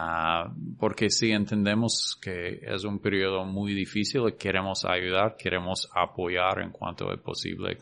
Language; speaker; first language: Spanish; non-native, fluent; English